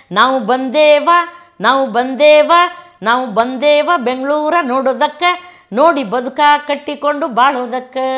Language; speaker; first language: Kannada; native; Kannada